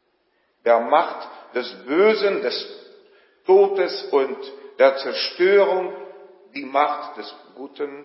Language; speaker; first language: German; non-native, fluent; Polish